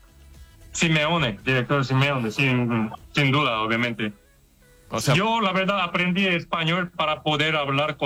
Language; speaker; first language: Spanish; non-native, fluent; Korean